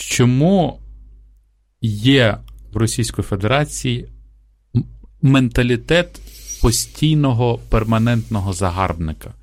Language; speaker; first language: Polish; non-native, learner; Ukrainian